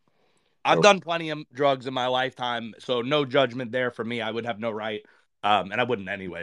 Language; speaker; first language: English; native; English